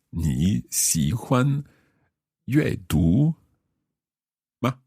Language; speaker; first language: Chinese; non-native, learner; English